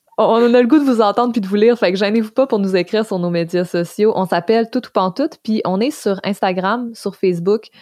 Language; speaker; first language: French; native; French